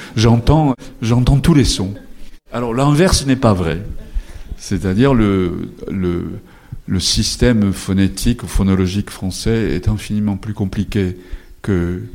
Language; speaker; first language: French; non-native, fluent; Japanese